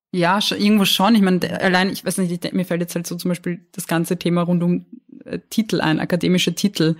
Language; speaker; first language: German; native; German